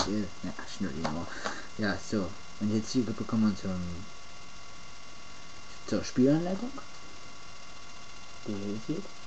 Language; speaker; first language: German; native; German